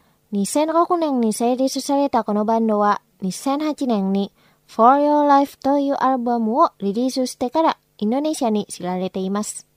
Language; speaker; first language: Japanese; non-native, fluent; Indonesian